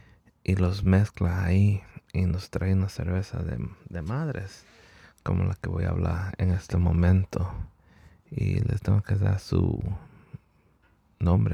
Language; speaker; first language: Spanish; early bilingual, heritage; Spanish